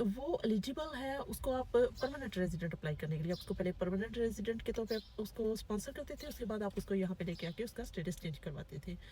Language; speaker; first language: Urdu; native; Urdu